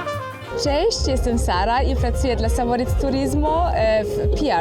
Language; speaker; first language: Polish; early bilingual, heritage; Polish